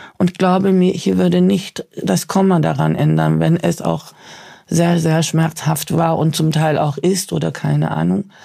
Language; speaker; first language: German; early bilingual, other home language; Turkish